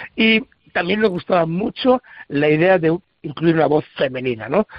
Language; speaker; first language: Spanish; native; Spanish